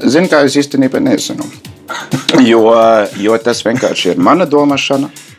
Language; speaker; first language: Latvian; non-native, fluent; English